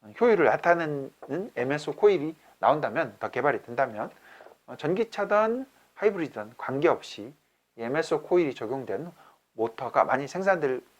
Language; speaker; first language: Korean; native; Korean